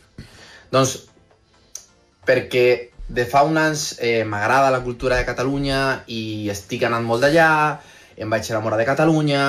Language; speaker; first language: Catalan; non-native, learner; Spanish